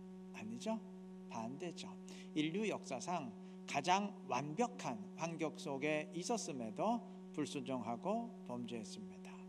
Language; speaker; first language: Korean; native; Korean